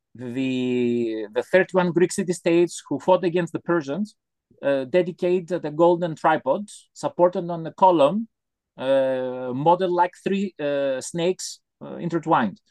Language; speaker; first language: English; non-native, fluent; Greek